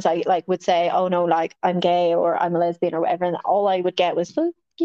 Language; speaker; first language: English; native; English